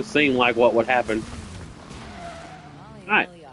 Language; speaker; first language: English; native; English